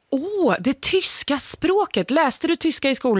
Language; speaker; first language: Swedish; native; Swedish